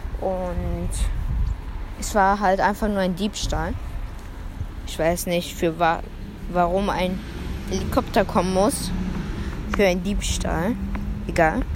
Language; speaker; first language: German; early bilingual, other home language; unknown